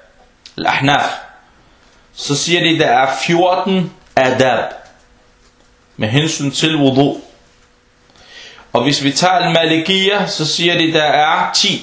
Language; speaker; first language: Danish; non-native, fluent; Arabic